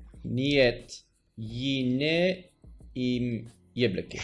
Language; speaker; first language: Russian; non-native, learner; English